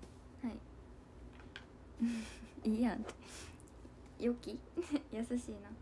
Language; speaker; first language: Japanese; native; Japanese